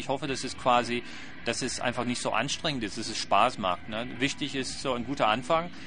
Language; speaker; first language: German; non-native, fluent; English